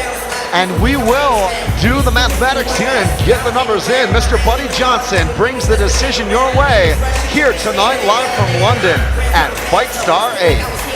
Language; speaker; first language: English; native; English